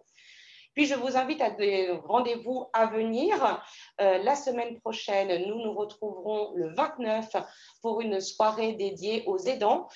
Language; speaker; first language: French; native; French